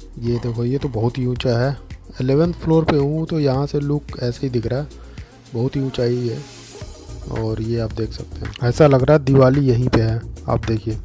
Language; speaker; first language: Hindi; native; Hindi